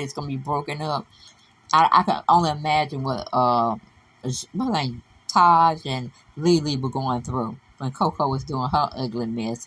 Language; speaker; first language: English; native; English